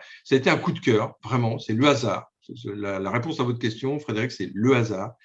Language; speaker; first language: French; native; French